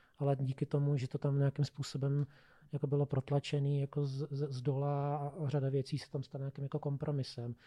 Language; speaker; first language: Czech; native; Czech